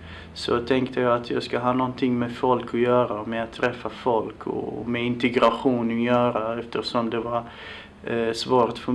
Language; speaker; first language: Swedish; non-native, learner; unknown